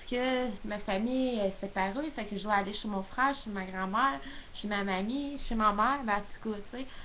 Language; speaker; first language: French; native; French